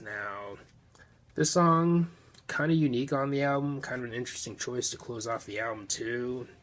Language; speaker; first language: English; native; English